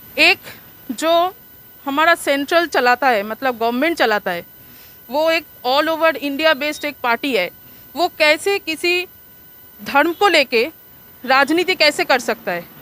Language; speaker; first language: Hindi; non-native, local second language; Bangla